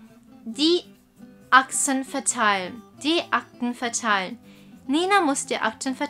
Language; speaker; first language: German; non-native, fluent; Chinese